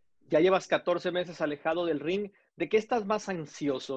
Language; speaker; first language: Spanish; native; Spanish